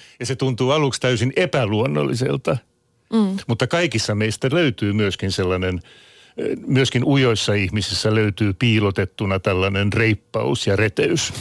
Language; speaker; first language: Finnish; non-native, local second language; Swedish